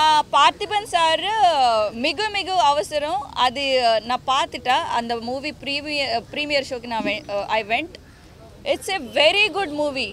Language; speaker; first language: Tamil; non-native, learner; Telugu